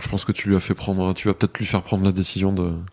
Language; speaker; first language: French; native; French